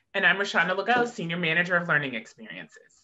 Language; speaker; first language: English; native; English